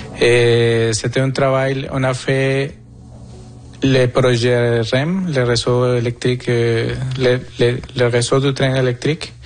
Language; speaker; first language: French; non-native, fluent; Spanish